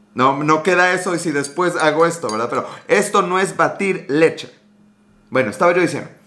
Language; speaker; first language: Spanish; native; Spanish